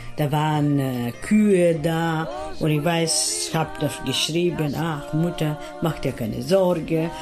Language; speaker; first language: German; non-native, fluent; Greek